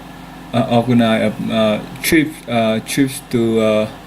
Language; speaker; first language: English; non-native, learner; Vietnamese